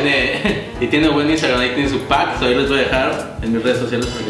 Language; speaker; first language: Spanish; native; Spanish